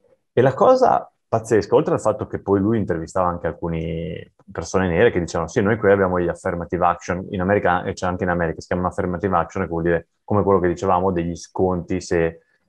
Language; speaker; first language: Italian; native; Italian